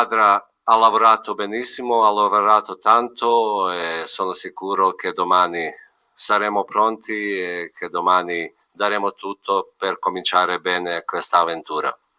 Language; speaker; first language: Italian; non-native, fluent; Bosnian